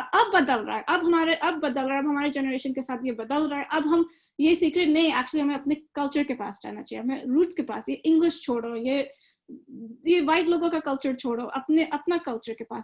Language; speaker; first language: Hindi; early bilingual, other home language; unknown